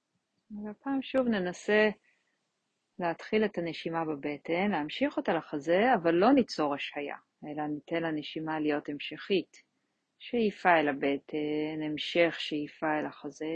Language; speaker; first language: Hebrew; native; Hebrew